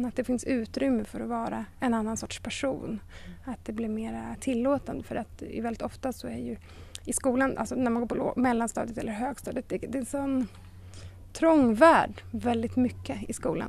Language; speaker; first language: Swedish; native; Swedish